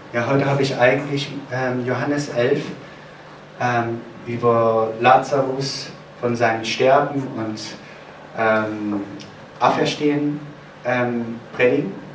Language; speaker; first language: German; non-native, fluent; Korean